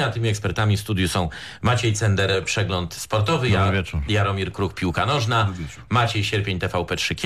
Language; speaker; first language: Polish; native; Polish